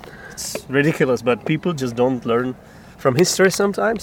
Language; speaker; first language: English; non-native, fluent; Czech